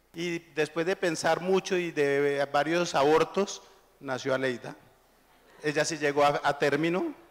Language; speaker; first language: Spanish; native; Spanish